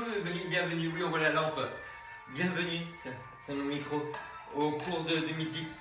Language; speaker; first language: French; native; French